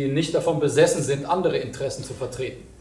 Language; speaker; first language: German; native; German